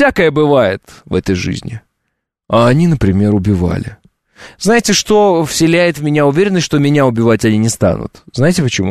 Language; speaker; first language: Russian; native; Russian